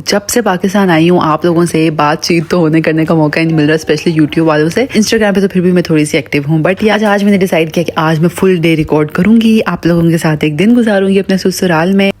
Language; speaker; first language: Urdu; native; Urdu